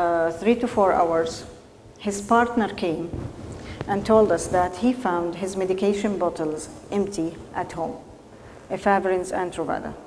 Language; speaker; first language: English; non-native, fluent; Arabic